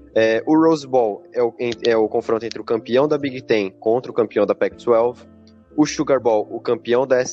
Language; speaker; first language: Portuguese; native; Portuguese